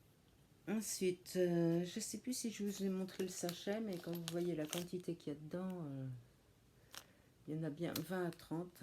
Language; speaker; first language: French; native; French